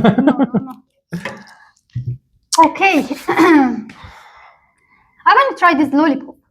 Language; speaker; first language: English; non-native, learner; Turkish